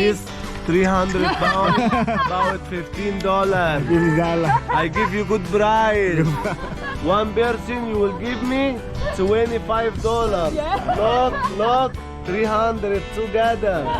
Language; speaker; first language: English; non-native, learner; Arabic